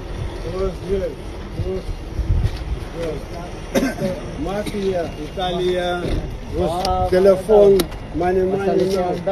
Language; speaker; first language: English; non-native, learner; Russian